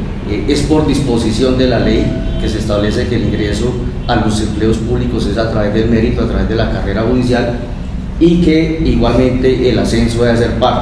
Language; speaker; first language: Spanish; native; Spanish